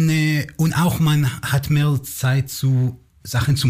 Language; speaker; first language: German; non-native, learner; Hebrew